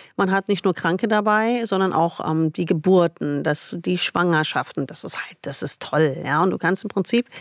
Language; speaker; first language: German; non-native, fluent; English